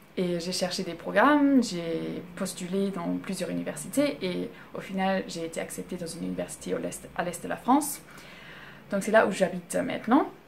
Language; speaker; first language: French; non-native, fluent; German